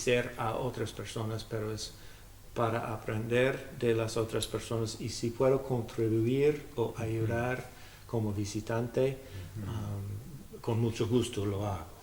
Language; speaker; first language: Spanish; non-native, learner; English